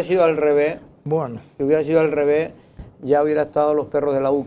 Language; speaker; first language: Spanish; native; Spanish